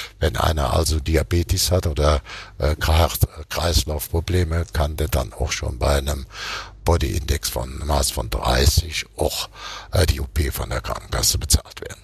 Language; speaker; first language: German; native; German